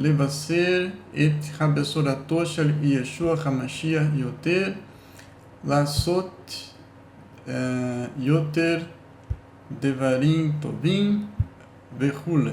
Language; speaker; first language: Hebrew; non-native, learner; Portuguese